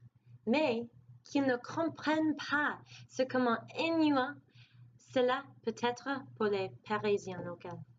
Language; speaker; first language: French; non-native, learner; English